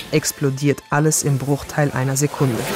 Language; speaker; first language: German; native; German